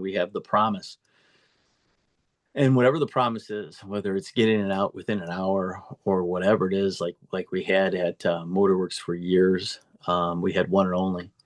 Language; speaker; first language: English; native; English